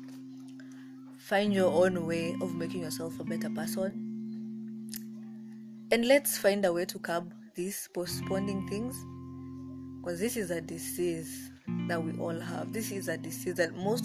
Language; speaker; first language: English; non-native, local second language; Kikuyu